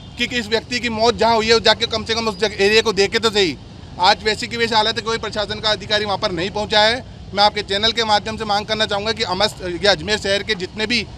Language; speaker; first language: Hindi; native; Hindi